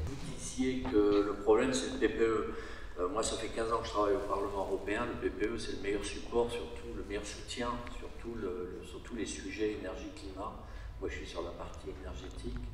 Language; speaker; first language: French; native; French